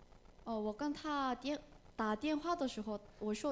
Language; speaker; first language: Chinese; non-native, learner; Korean